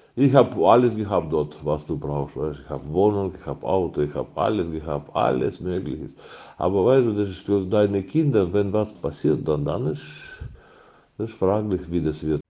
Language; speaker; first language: German; non-native, fluent; Russian